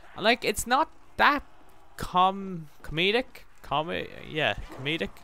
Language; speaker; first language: English; native; English